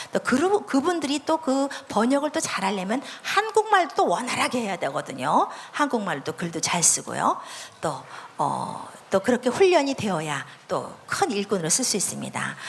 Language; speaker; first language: Korean; native; Korean